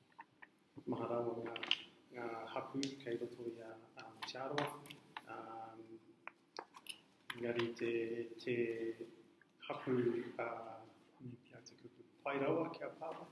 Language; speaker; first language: Māori; non-native, learner; English